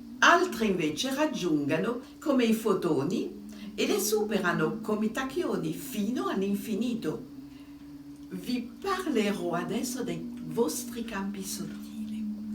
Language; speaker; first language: Italian; non-native, fluent; French